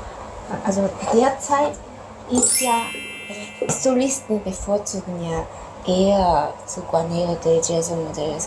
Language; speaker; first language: German; non-native, fluent; Korean